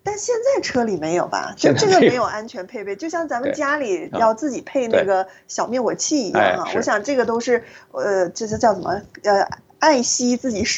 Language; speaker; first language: Chinese; native; Chinese